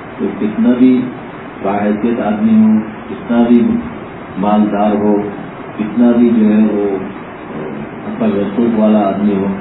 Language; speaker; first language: Urdu; native; Urdu